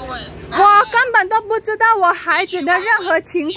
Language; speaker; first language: Chinese; non-native, fluent; Indonesian